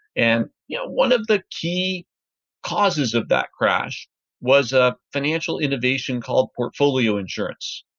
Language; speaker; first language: English; native; English